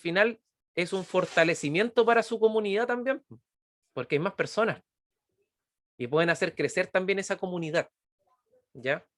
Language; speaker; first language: Spanish; native; Spanish